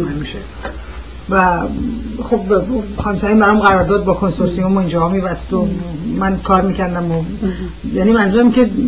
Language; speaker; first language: Persian; early bilingual, heritage; Persian